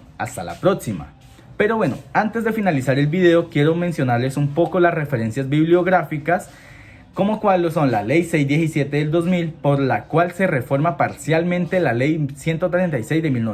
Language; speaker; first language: Spanish; native; Spanish